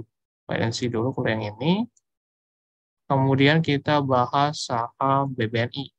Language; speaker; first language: Indonesian; native; Indonesian